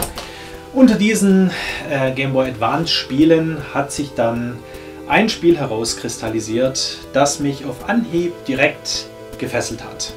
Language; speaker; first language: German; native; German